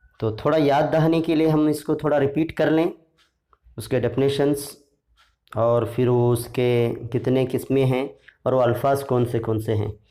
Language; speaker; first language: Hindi; non-native, local second language; Urdu